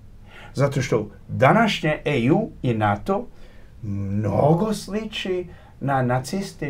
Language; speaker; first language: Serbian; early bilingual, heritage; Croatian